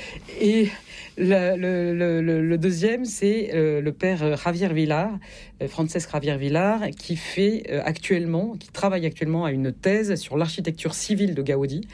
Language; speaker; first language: French; native; French